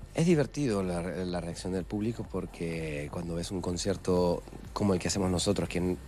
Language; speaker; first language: Spanish; native; Spanish